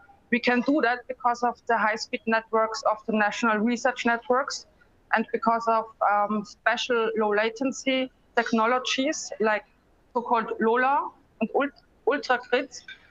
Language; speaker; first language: English; non-native, fluent; German